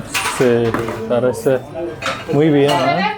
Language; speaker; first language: Spanish; non-native, learner; Turkish